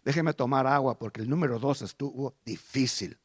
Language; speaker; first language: Spanish; early bilingual, heritage; Spanish